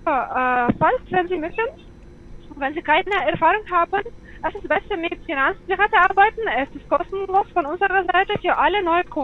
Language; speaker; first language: German; non-native, learner; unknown